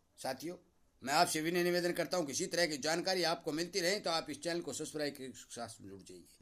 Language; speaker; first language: Hindi; native; Hindi